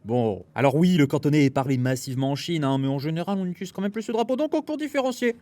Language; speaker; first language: French; native; French